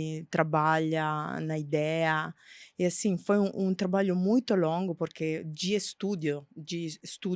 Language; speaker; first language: Portuguese; non-native, fluent; Italian